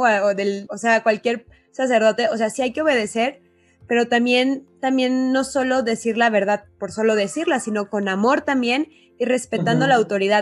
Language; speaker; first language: Spanish; native; Spanish